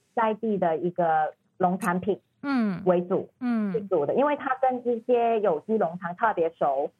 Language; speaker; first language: Chinese; non-native, fluent; Cantonese